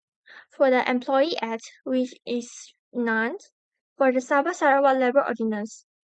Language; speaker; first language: English; non-native, learner; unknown